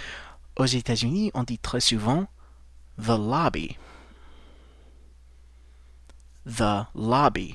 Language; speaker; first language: French; non-native, fluent; English